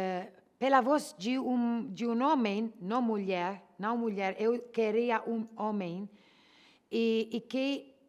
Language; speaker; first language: Portuguese; non-native, learner; Italian